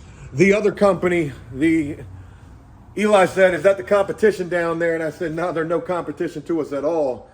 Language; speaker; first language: English; native; English